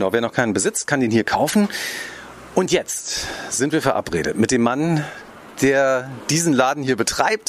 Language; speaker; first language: German; native; German